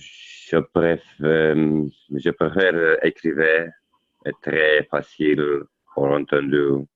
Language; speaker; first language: French; non-native, learner; Italian